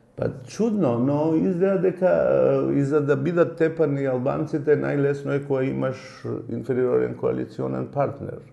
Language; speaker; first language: Macedonian; non-native, local second language; Albanian